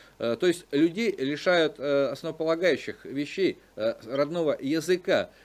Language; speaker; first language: Russian; native; Russian